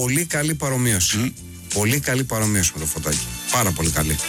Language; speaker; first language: Greek; native; Greek